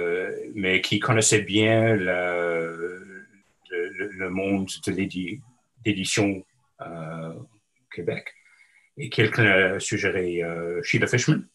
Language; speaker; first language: French; non-native, local second language; English